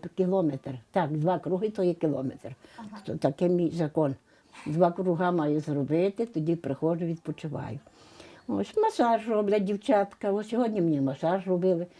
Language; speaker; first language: Ukrainian; native; Ukrainian